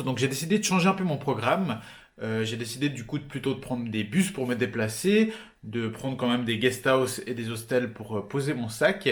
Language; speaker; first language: French; native; French